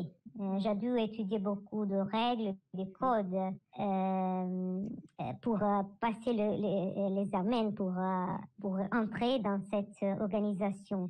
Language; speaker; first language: French; non-native, learner; Italian